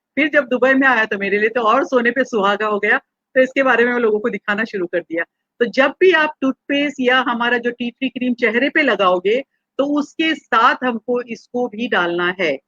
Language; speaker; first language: Hindi; non-native, local second language; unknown